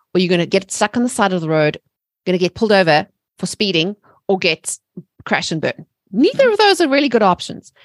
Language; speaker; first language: English; native; English